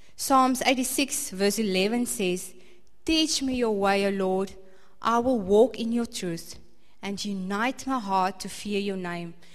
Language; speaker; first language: English; non-native, local second language; Afrikaans